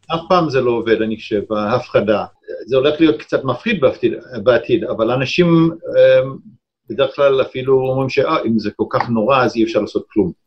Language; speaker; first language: Hebrew; non-native, fluent; English